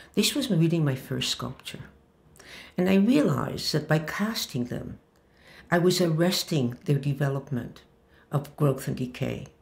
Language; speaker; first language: English; early bilingual, other home language; Hebrew